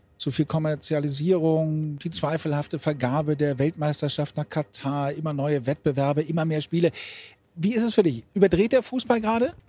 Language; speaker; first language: German; native; German